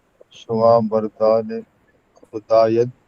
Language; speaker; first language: Persian; non-native, learner; Urdu